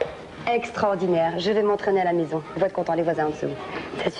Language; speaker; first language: French; native; French